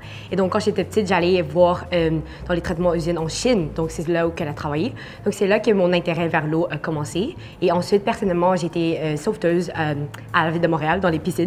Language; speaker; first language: French; early bilingual, other home language; Chinese